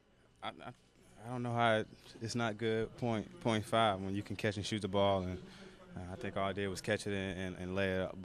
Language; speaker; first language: English; native; English